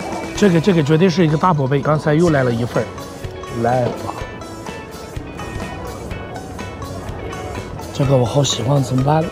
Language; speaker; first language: Chinese; non-native, fluent; Arabic